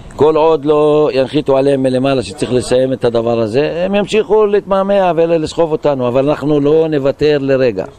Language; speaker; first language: Hebrew; non-native, local second language; Arabic